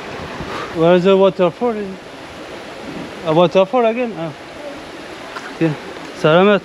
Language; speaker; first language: English; non-native, learner; French